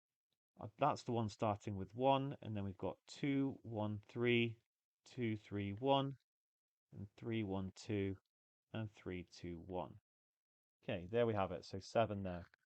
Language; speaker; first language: English; native; English